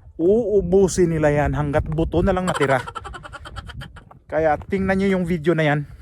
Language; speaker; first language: Filipino; native; Filipino